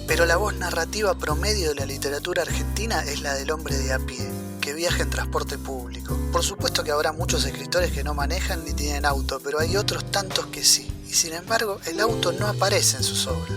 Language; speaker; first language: Spanish; native; Spanish